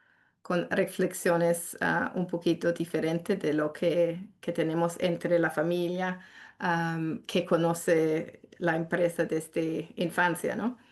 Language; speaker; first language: Spanish; non-native, fluent; English